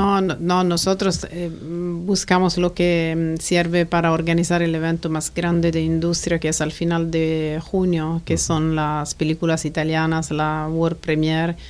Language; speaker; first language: Spanish; non-native, fluent; Italian